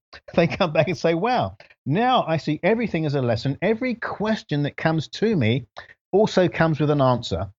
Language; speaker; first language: English; native; English